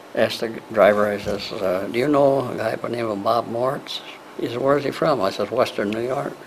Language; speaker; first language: English; native; English